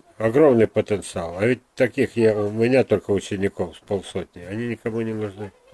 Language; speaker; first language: Russian; native; Russian